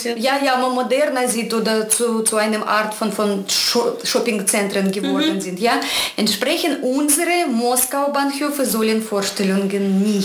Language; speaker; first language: German; non-native, fluent; Russian